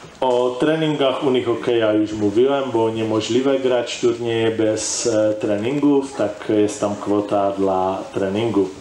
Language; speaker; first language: Polish; non-native, learner; Czech